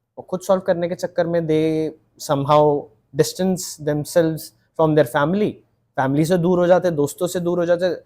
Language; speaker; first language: Hindi; native; Hindi